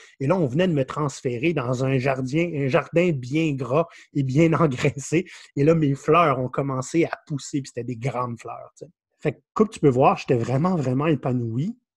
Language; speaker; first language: French; native; French